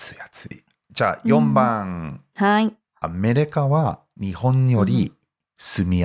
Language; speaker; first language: Japanese; non-native, fluent; English